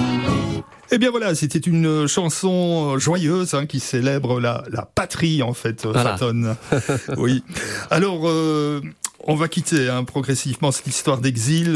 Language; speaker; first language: French; native; French